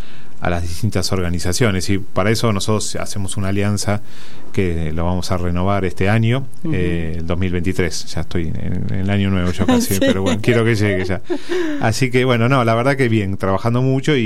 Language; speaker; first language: Spanish; native; Spanish